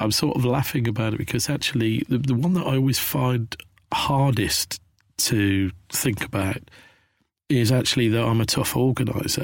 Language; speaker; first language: English; native; English